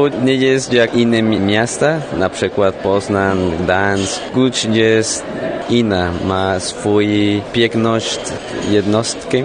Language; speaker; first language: Polish; non-native, learner; Spanish